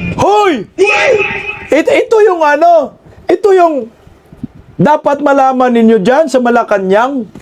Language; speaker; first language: Filipino; non-native, local second language; Cebuano